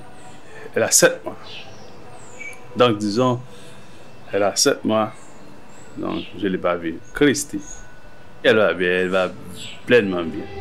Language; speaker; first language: French; non-native, local second language; Haitian Creole